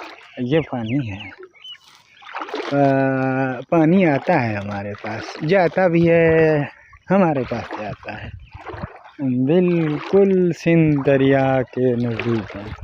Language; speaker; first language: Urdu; non-native, local second language; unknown